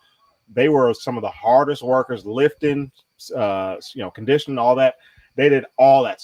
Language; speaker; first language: English; native; English